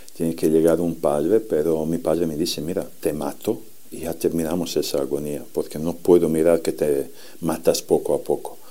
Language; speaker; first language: Spanish; non-native, fluent; Serbian